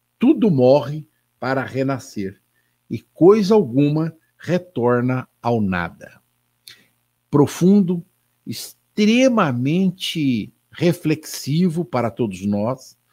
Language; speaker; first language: Portuguese; native; Portuguese